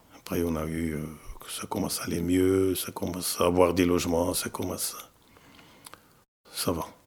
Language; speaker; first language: French; non-native, fluent; Arabic